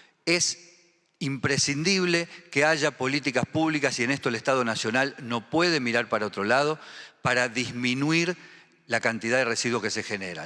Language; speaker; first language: Spanish; native; Spanish